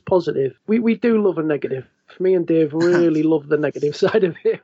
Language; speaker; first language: English; native; English